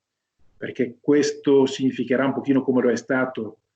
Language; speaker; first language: Italian; native; Italian